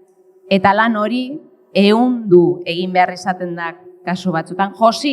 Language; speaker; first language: Basque; native; Basque